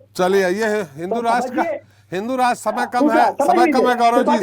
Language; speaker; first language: Hindi; native; Hindi